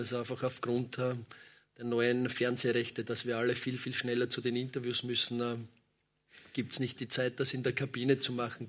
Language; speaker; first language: German; native; German